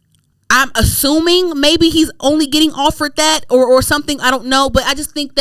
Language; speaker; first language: English; native; English